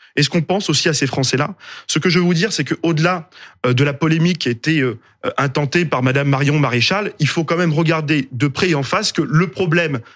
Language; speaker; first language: French; native; French